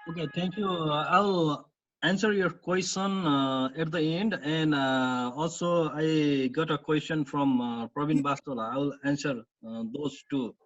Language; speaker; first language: English; non-native, local second language; Nepali